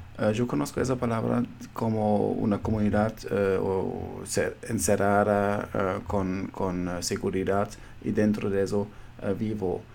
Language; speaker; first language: Spanish; non-native, fluent; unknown